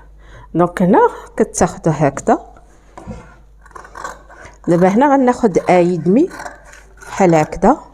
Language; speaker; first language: Arabic; native; Arabic